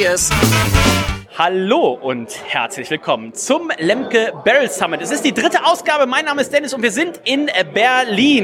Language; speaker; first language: German; native; German